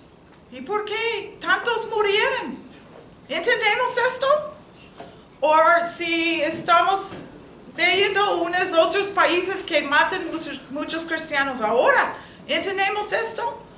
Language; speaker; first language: Spanish; non-native, learner; English